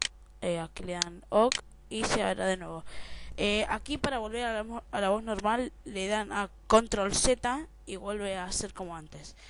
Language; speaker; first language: Spanish; native; Spanish